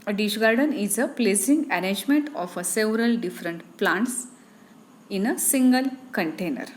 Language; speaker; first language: English; non-native, local second language; Marathi